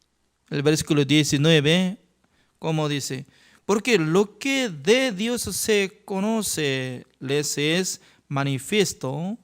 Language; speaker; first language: Spanish; non-native, fluent; Korean